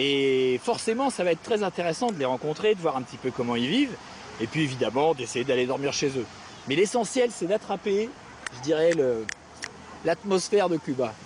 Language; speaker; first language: French; native; French